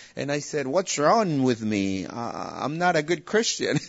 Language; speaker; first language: English; non-native, fluent; Spanish